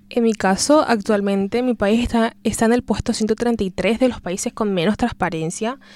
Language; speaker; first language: Spanish; native; Spanish